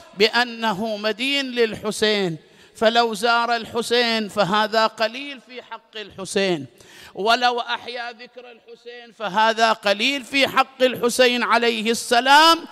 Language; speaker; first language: Arabic; native; Arabic